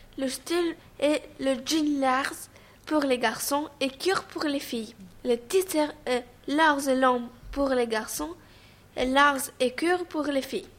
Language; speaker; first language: French; non-native, learner; Greek